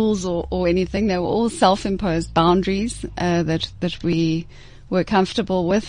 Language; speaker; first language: English; native; English